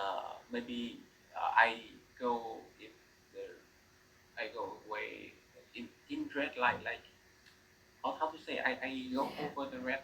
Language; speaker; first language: English; non-native, learner; Vietnamese